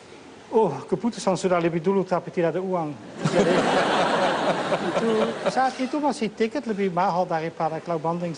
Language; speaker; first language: Indonesian; non-native, fluent; Dutch